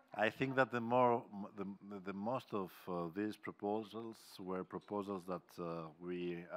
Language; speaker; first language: English; non-native, fluent; Greek